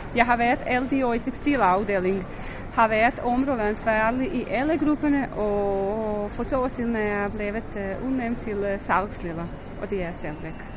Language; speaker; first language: Danish; native; Danish